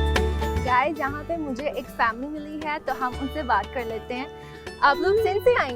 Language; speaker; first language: Hindi; non-native, fluent; Chinese